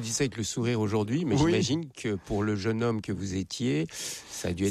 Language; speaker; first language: French; native; French